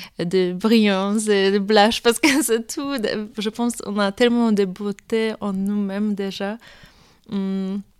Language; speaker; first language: French; non-native, fluent; Polish